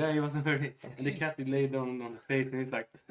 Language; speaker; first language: English; non-native, fluent; Swedish